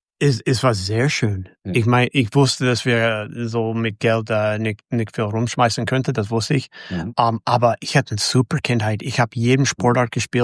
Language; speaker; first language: German; non-native, fluent; English